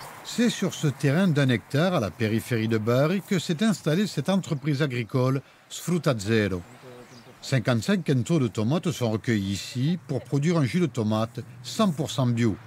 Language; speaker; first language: French; native; French